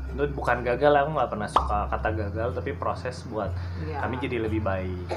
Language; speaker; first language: Indonesian; native; Indonesian